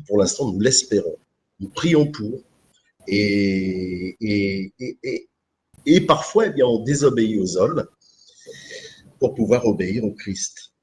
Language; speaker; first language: French; native; French